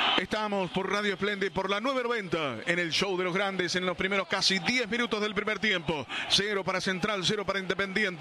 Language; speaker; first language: Spanish; native; Spanish